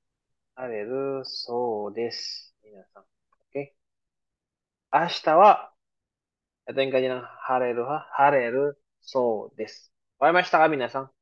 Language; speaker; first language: Japanese; non-native, fluent; Filipino